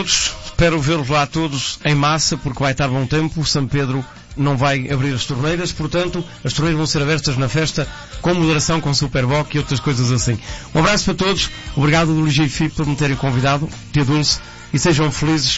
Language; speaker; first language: Portuguese; native; Portuguese